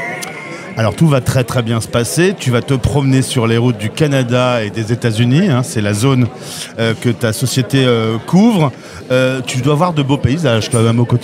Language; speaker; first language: French; native; French